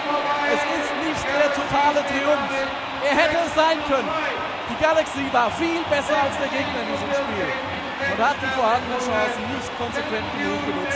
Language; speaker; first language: German; native; German